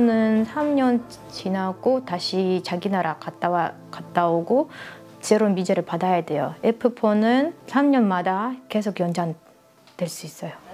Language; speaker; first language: Korean; non-native, learner; Russian